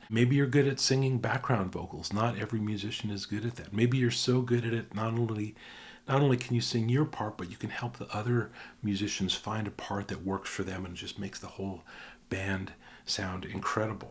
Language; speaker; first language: English; native; English